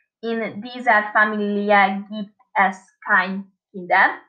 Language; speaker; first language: German; non-native, learner; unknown